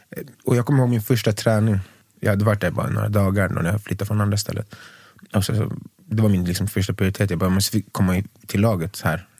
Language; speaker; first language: Swedish; native; Swedish